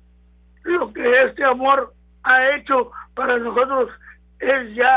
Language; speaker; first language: Spanish; native; Spanish